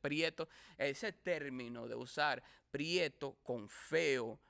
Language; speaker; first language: Spanish; early bilingual, heritage; Spanish